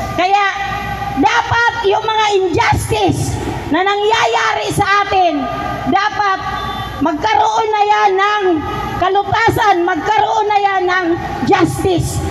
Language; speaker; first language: Filipino; non-native, local second language; Waray